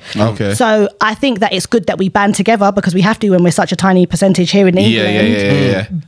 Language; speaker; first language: English; native; English